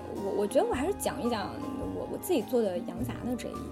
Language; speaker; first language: Chinese; native; Chinese